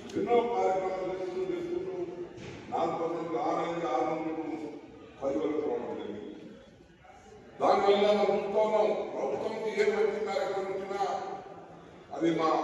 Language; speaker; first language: Telugu; non-native, local second language; Lambadi